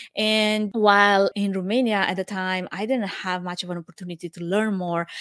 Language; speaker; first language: English; non-native, fluent; Romanian